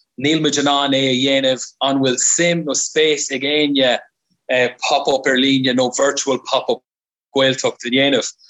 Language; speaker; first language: Irish; non-native, local second language; English